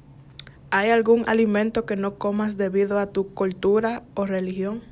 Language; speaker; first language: Spanish; early bilingual, heritage; Spanish